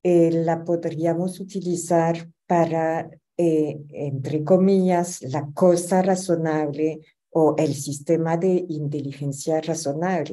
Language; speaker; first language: Spanish; non-native, fluent; French